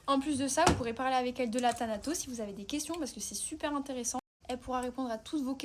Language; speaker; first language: French; native; French